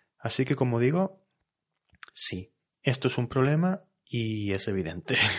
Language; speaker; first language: Spanish; native; Spanish